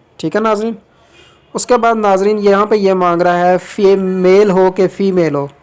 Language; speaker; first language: Urdu; non-native, local second language; Punjabi